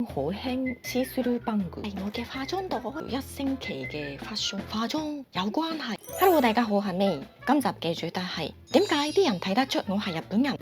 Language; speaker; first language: Cantonese; non-native, fluent; Japanese